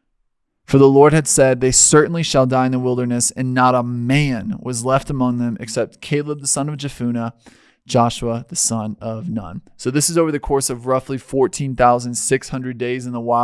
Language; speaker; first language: English; native; English